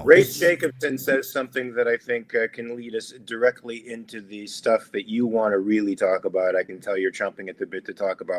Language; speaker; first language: English; native; English